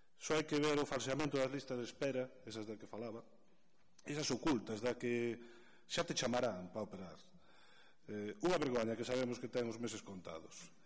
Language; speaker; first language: Galician; native; Galician